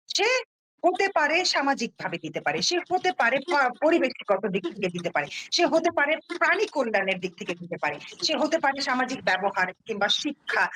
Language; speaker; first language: Bangla; early bilingual, heritage; Bangla